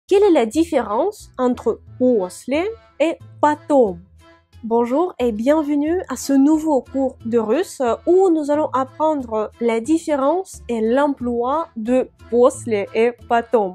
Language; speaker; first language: French; non-native, fluent; Russian